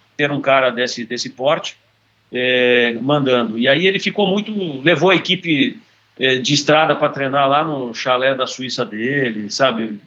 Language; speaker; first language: Portuguese; native; Portuguese